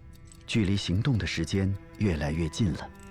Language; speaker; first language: Chinese; native; Chinese